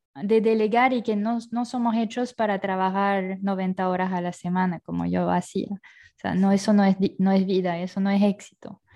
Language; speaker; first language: Spanish; non-native, fluent; French